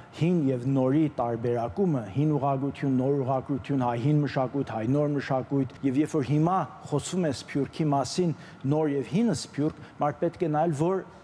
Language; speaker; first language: Armenian; early bilingual, heritage; Armenian